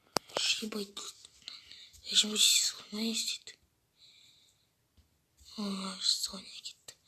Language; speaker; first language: Turkish; non-native, learner; Kazakh